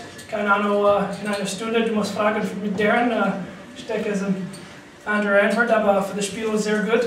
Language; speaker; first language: German; non-native, learner; English